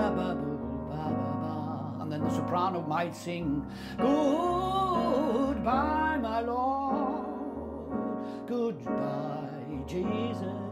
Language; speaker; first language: English; non-native, fluent; Swiss German